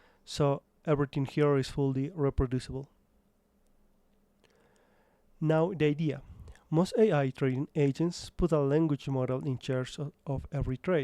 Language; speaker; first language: English; non-native, fluent; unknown